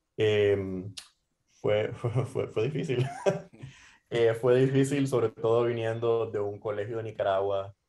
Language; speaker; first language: Spanish; native; Spanish